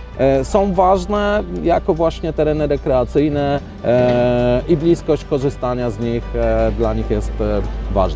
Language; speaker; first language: Polish; native; Polish